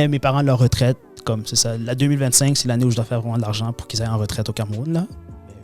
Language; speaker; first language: French; native; French